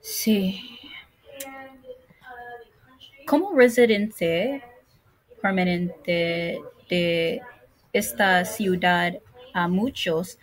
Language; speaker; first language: Spanish; non-native, learner; English